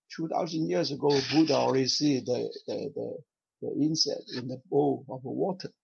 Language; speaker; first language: English; non-native, fluent; Vietnamese